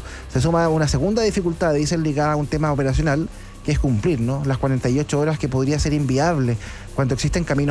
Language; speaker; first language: Spanish; native; Spanish